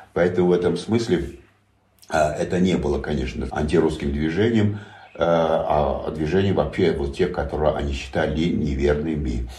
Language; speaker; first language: Russian; non-native, local second language; Tajik